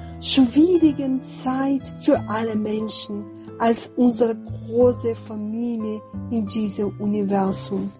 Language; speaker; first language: German; non-native, fluent; Portuguese